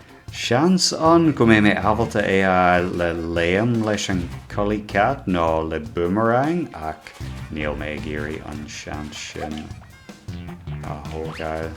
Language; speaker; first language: Irish; non-native, local second language; English